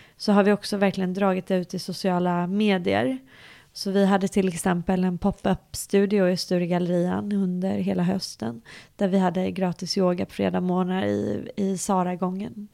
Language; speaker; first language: Swedish; early bilingual, other home language; English